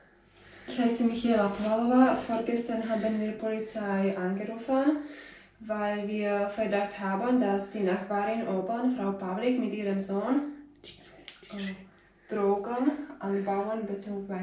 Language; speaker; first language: German; non-native, learner; Slovak